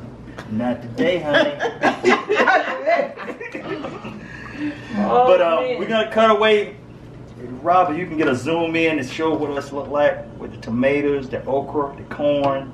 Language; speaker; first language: English; native; English